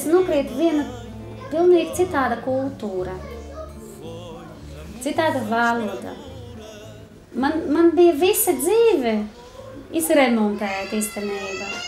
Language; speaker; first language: Latvian; non-native, learner; Portuguese